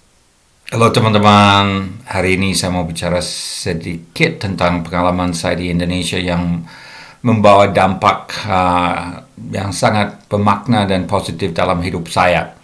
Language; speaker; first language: Indonesian; non-native, fluent; English